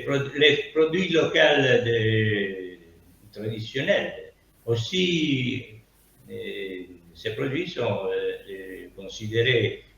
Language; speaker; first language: French; non-native, learner; Italian